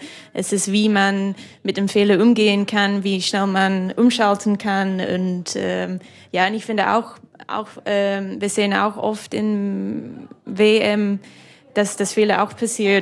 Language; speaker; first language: German; non-native, fluent; English